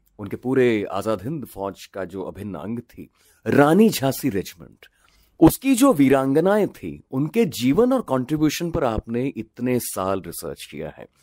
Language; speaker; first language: Hindi; native; Hindi